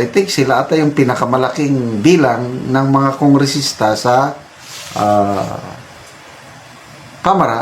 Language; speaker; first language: Filipino; native; Filipino